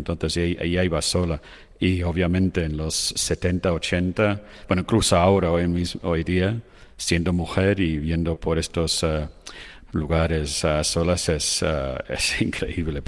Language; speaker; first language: Spanish; non-native, fluent; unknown